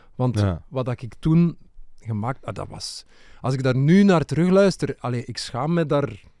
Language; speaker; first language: Dutch; native; Dutch